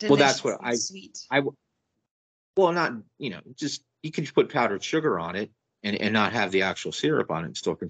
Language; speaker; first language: English; native; English